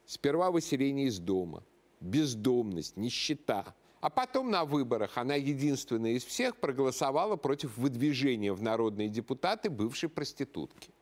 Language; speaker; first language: Russian; native; Russian